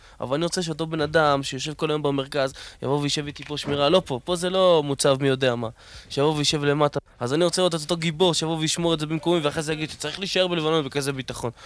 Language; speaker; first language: Hebrew; native; Hebrew